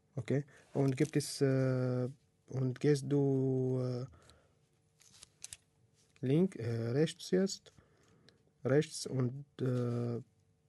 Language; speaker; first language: German; non-native, learner; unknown